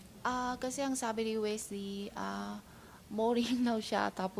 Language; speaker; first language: Filipino; non-native, learner; Chinese